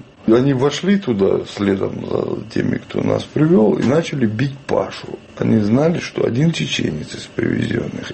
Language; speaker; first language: Russian; non-native, local second language; Chechen